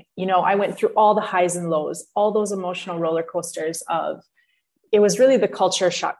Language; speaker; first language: English; native; English